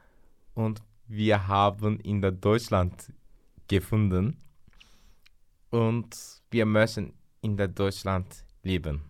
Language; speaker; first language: German; non-native, learner; Turkish